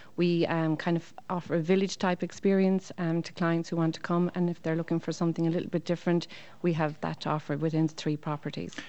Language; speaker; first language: English; native; English